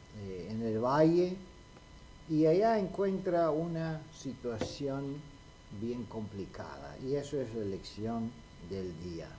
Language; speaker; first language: Spanish; non-native, fluent; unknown